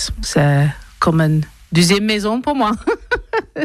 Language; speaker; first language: French; non-native, learner; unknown